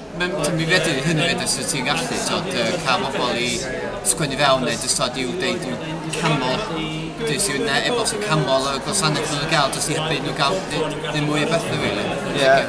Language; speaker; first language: Welsh; native; Welsh